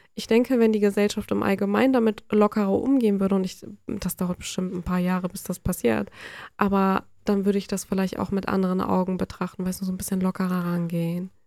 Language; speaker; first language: German; native; German